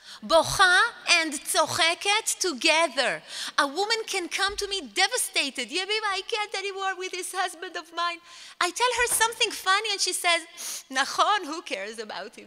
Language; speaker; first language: English; non-native, fluent; Hebrew